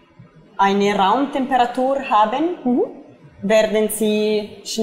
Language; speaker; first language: German; non-native, fluent; Italian